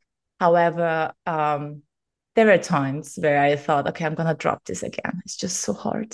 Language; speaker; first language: English; non-native, fluent; German